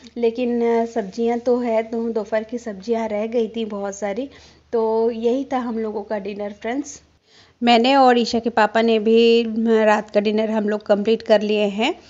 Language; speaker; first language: Hindi; non-native, local second language; Bangla